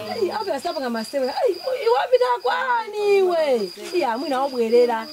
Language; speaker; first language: Nyanja; non-native, local second language; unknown